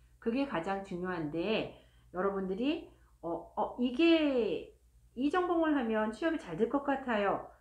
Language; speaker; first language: Korean; native; Korean